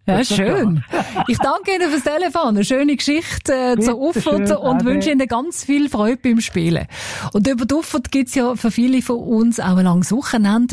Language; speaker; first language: German; native; German